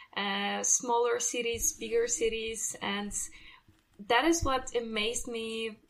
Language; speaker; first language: English; non-native, fluent; Russian